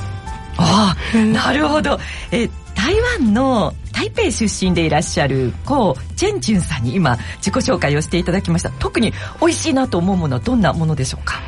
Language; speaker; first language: Japanese; native; Japanese